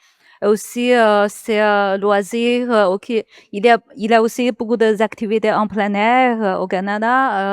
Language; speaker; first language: French; non-native, learner; Chinese